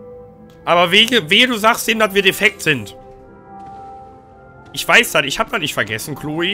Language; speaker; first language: German; native; German